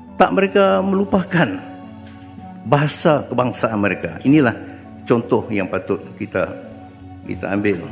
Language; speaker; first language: Malay; native; Malay